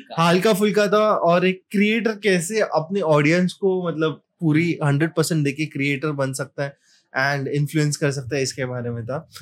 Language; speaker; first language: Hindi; non-native, local second language; Marathi